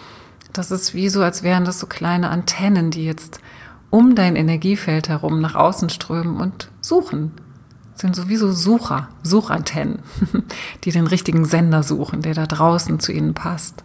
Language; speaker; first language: German; native; German